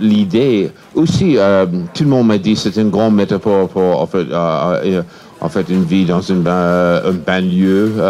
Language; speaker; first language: French; non-native, fluent; English